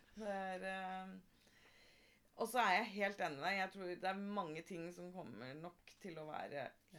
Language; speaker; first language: Norwegian; native; Norwegian